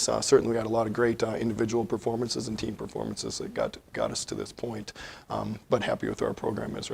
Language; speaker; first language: English; native; English